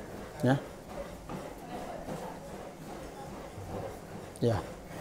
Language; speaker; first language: Japanese; non-native, learner; Thai